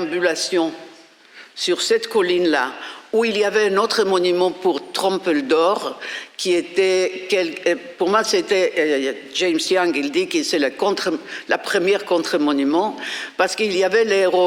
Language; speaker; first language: French; non-native, fluent; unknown